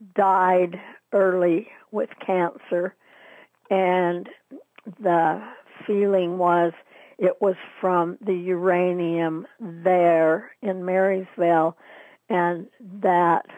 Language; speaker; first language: English; native; English